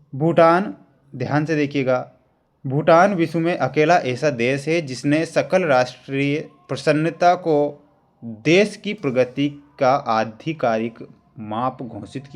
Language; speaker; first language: Hindi; native; Hindi